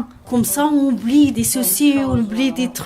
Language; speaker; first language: French; non-native, learner; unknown